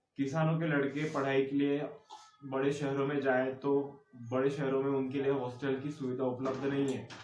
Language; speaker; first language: Hindi; non-native, local second language; Marathi